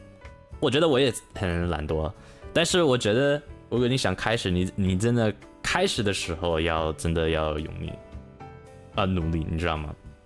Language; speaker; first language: Chinese; non-native, learner; English